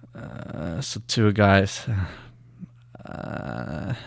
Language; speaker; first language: English; non-native, learner; Swedish